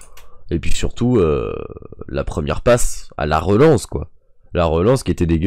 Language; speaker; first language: French; native; French